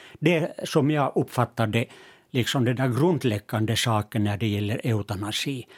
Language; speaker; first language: Swedish; non-native, local second language; Finnish